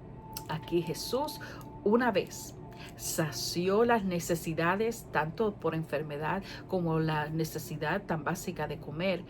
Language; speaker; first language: Spanish; native; Spanish